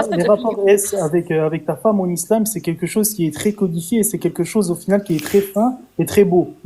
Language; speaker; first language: French; native; French